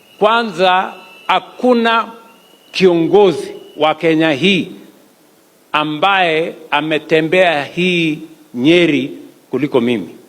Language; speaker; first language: Swahili; non-native, local second language; Kalenjin